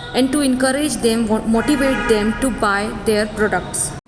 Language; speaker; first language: English; non-native, local second language; Hindi